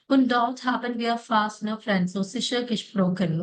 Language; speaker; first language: German; non-native, fluent; Malayalam